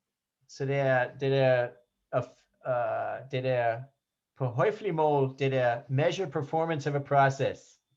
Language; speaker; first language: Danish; non-native, fluent; English